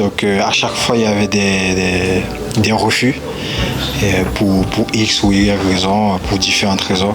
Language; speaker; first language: French; non-native, local second language; Haitian Creole